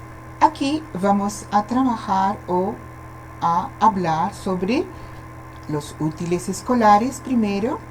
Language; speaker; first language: Spanish; non-native, fluent; Portuguese